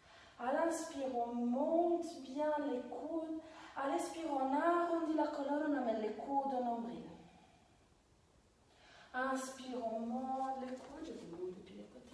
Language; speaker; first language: French; non-native, fluent; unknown